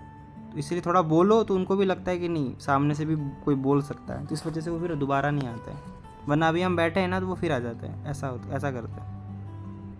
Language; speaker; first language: Hindi; native; Hindi